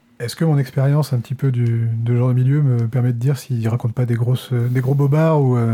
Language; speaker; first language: French; native; French